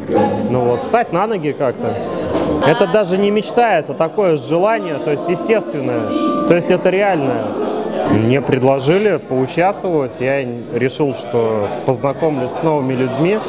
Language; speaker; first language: Russian; native; Russian